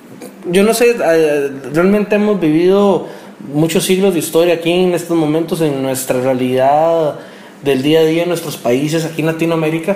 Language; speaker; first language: Spanish; native; Spanish